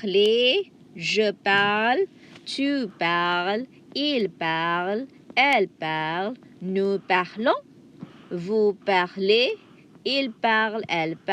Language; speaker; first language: French; non-native, fluent; Malay